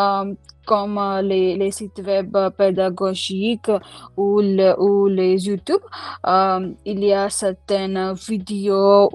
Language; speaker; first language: French; non-native, learner; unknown